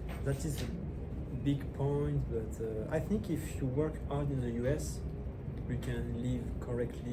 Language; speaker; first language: English; non-native, learner; French